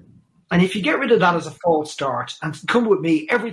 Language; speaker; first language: English; native; English